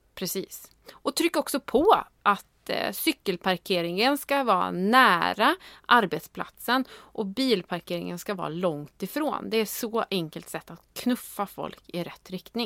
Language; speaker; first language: Swedish; native; Swedish